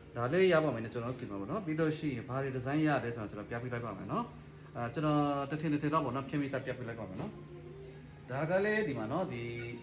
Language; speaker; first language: Burmese; native; Burmese